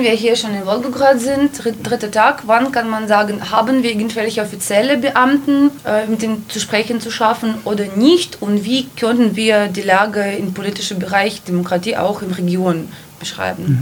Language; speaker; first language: German; non-native, learner; Russian